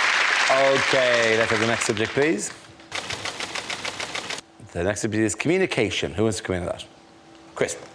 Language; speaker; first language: English; native; English